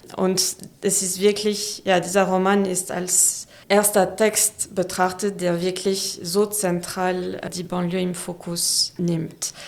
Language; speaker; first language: German; non-native, fluent; French